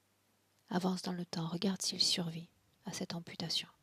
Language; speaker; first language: French; native; French